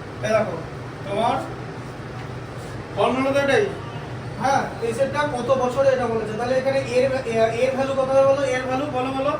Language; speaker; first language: Bangla; native; Bangla